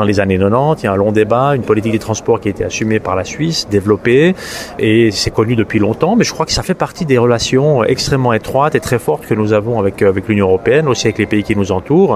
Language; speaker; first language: French; native; French